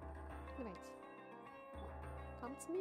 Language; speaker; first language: Japanese; non-native, learner; Russian